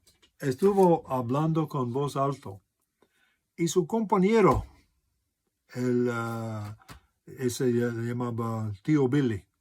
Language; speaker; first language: Spanish; non-native, fluent; English